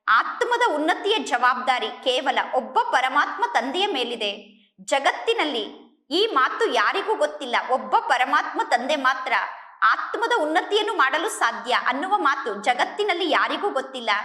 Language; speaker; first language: Kannada; native; Kannada